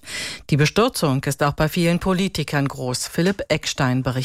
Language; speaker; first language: German; native; German